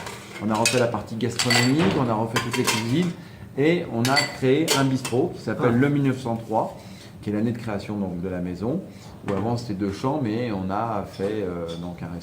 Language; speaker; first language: French; native; French